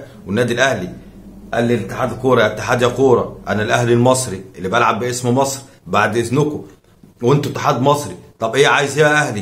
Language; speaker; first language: Arabic; native; Arabic